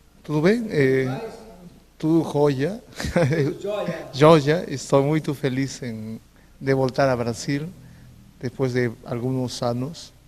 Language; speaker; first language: Portuguese; non-native, fluent; Spanish